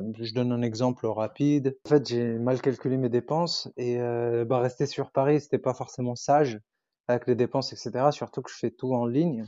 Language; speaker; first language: French; non-native, local second language; Arabic